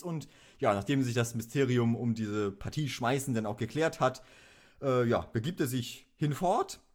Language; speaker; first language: German; native; German